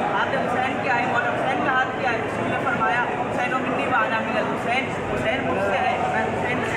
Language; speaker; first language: Urdu; native; Urdu